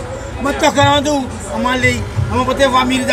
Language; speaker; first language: Dutch; non-native, local second language; Sranan Tongo